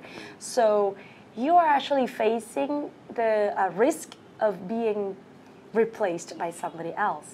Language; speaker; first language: English; non-native, fluent; Vietnamese